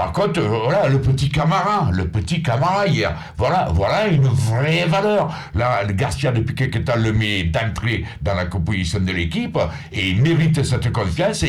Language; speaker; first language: French; native; French